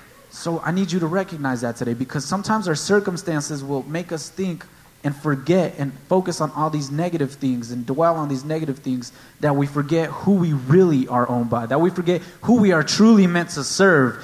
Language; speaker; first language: English; early bilingual, other home language; Spanish